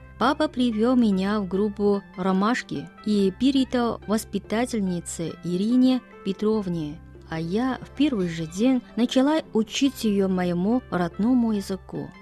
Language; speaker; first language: Russian; non-native, fluent; Chinese